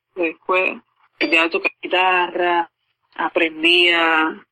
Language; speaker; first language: Spanish; native; Spanish